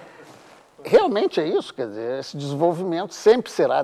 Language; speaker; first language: Portuguese; native; Portuguese